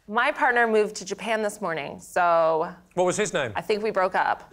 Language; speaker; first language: English; native; English